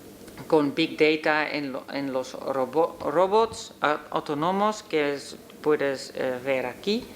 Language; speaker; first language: Spanish; non-native, learner; Dutch